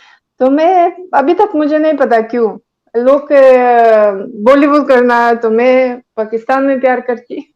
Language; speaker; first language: Hindi; non-native, learner; Greek